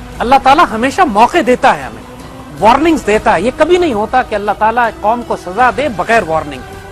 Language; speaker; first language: Urdu; native; Urdu